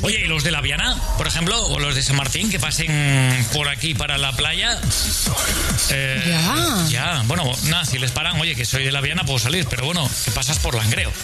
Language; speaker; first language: Spanish; native; Spanish